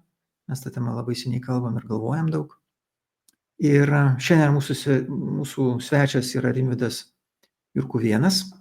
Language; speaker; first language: Lithuanian; native; Lithuanian